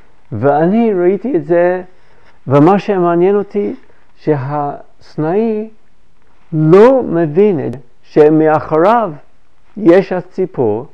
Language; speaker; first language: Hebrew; non-native, fluent; English